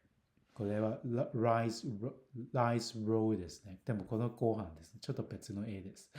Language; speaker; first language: Japanese; non-native, fluent; Cantonese